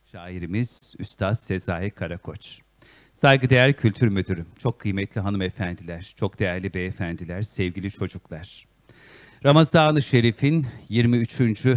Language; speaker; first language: Turkish; native; Turkish